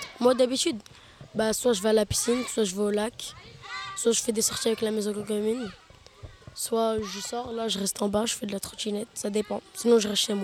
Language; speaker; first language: French; early bilingual, other home language; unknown